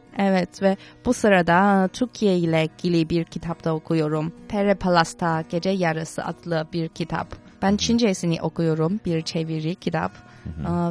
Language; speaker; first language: Turkish; non-native, fluent; Chinese